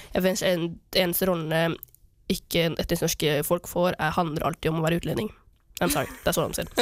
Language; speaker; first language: Norwegian; early bilingual, other home language; Tigrinya